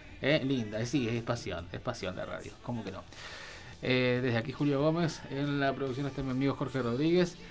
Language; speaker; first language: Spanish; native; Spanish